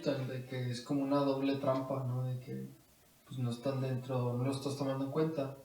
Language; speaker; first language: Spanish; native; Spanish